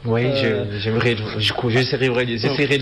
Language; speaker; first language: French; non-native, fluent; Portuguese